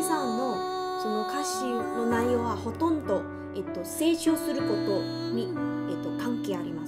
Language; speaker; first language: Japanese; non-native, learner; Chinese